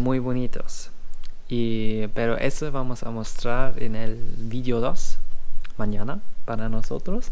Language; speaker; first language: Spanish; non-native, learner; German